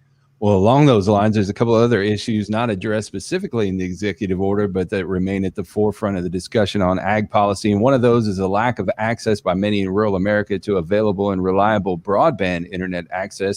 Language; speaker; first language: English; native; English